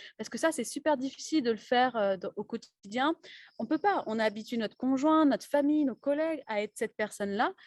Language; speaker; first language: French; native; French